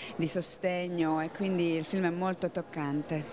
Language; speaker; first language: Italian; non-native, fluent; Hungarian